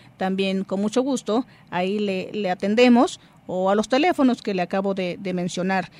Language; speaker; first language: Spanish; native; Spanish